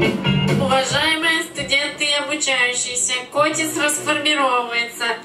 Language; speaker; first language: Russian; native; Russian